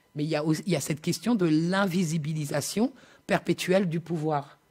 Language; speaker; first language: French; native; French